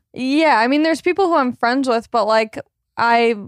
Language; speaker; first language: English; native; English